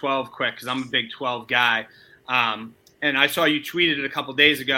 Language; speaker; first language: English; native; English